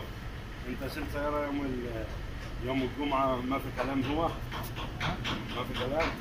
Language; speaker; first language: Arabic; non-native, local second language; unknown